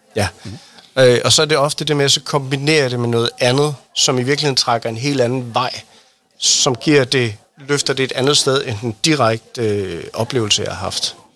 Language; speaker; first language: Danish; native; Danish